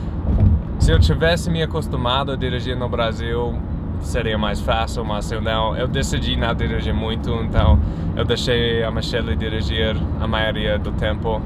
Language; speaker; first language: Portuguese; non-native, fluent; English